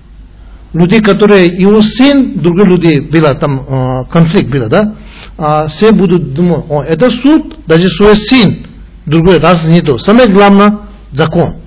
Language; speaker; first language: Russian; non-native, learner; Tibetan